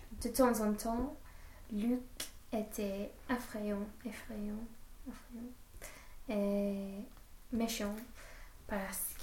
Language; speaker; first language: French; non-native, learner; English